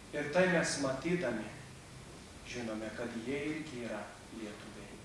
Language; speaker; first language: Lithuanian; native; Lithuanian